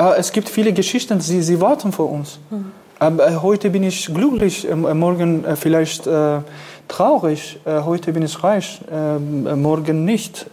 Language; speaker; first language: German; non-native, fluent; Kurdish